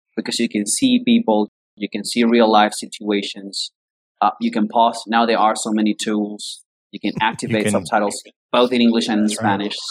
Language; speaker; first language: English; non-native, fluent; Spanish